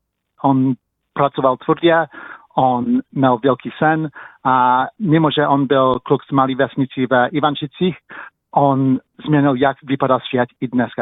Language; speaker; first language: Czech; early bilingual, heritage; English